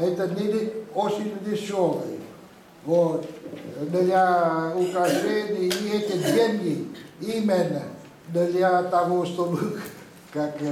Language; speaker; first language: Russian; non-native, fluent; Vietnamese